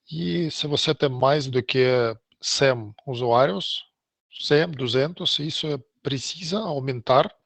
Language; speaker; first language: Portuguese; non-native, learner; Russian